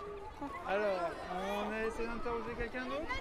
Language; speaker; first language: French; native; French